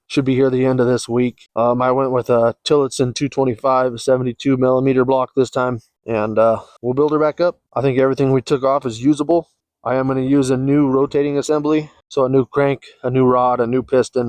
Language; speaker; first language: English; native; English